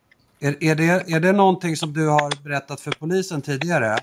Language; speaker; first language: Swedish; native; Swedish